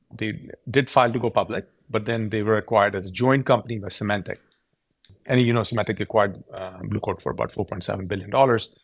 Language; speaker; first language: English; non-native, local second language; Urdu